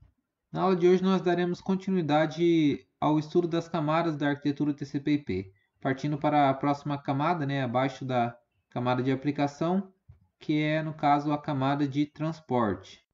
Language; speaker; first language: Portuguese; native; Portuguese